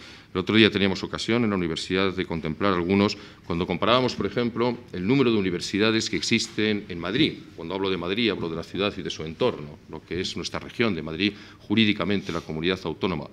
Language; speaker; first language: Spanish; native; Spanish